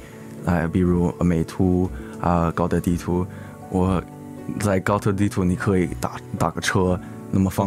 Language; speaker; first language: Chinese; early bilingual, heritage; English